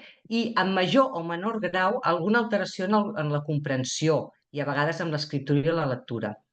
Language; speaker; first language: Catalan; native; Catalan